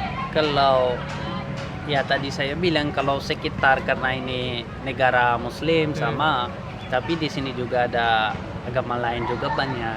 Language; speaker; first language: Indonesian; non-native, learner; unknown